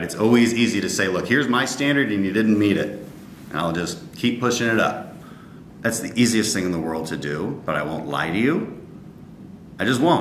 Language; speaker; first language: English; native; English